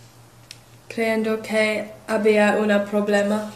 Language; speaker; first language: Spanish; non-native, learner; English